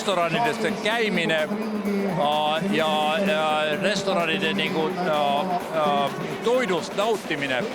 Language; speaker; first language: Estonian; non-native, fluent; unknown